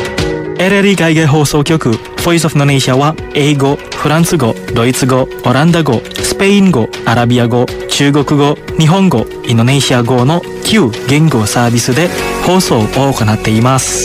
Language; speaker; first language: Japanese; non-native, fluent; Indonesian